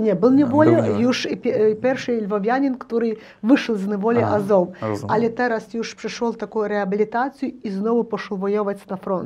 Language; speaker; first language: Polish; non-native, learner; Ukrainian